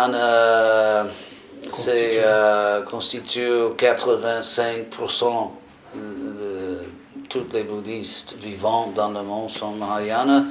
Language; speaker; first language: French; non-native, fluent; English